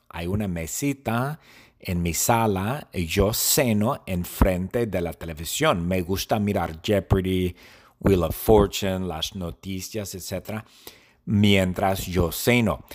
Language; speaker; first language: Spanish; non-native, learner; English